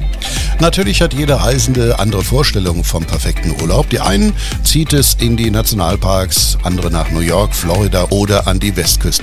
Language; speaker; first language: German; native; German